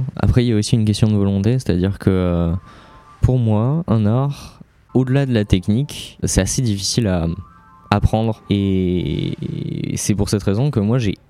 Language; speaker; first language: French; native; French